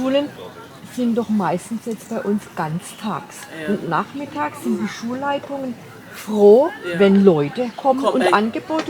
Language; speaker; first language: German; native; German